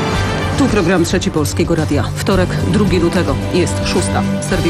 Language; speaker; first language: Polish; native; Polish